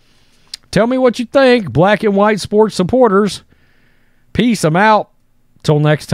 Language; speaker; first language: English; native; English